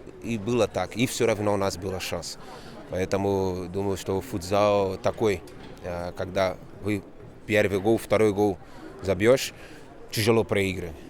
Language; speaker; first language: Russian; non-native, fluent; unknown